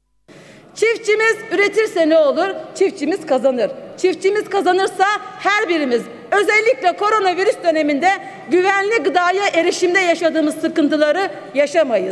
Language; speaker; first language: Turkish; native; Turkish